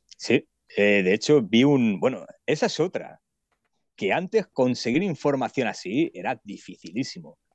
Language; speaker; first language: Spanish; native; Spanish